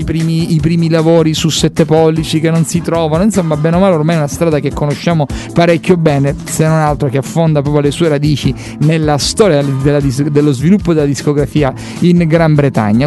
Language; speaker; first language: Italian; native; Italian